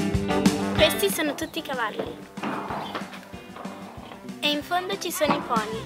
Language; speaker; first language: Italian; native; Italian